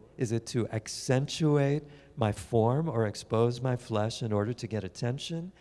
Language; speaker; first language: English; native; English